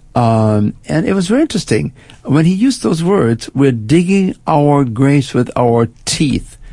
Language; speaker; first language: English; non-native, fluent; German